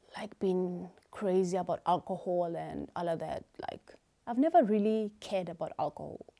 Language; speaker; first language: English; non-native, local second language; Xhosa